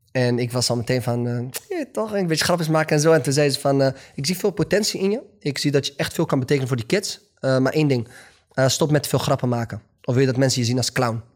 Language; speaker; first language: Dutch; early bilingual, other home language; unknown